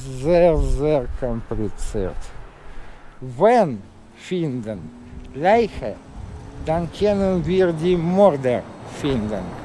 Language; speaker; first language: German; non-native, learner; Russian